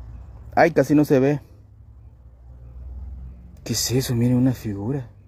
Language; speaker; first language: Spanish; native; Spanish